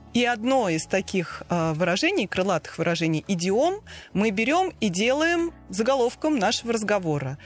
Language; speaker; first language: Russian; native; Russian